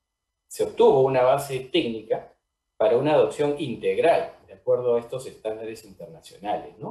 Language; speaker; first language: Spanish; native; Spanish